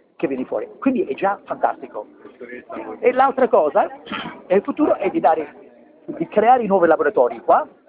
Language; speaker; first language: Italian; early bilingual, heritage; English